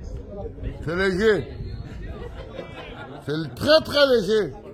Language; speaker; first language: French; native; French